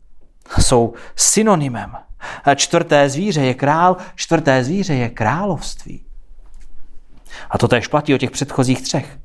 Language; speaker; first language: Czech; native; Czech